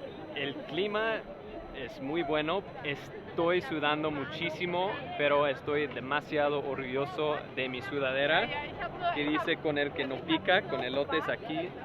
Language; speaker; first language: Spanish; non-native, fluent; English